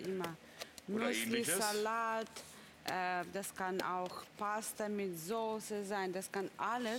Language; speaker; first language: German; non-native, learner; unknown